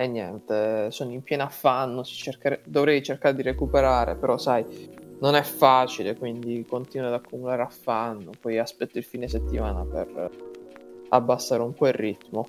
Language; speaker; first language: Italian; native; Italian